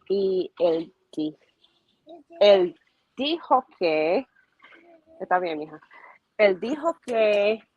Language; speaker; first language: Spanish; non-native, learner; English